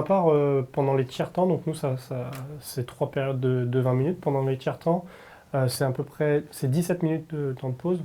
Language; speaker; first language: French; native; French